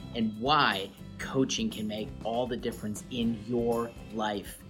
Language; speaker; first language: English; non-native, fluent; German